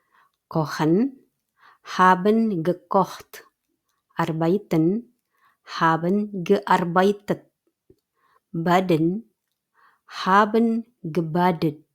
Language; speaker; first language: German; non-native, fluent; Indonesian